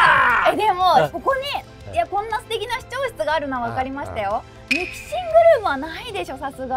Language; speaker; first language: Japanese; native; Japanese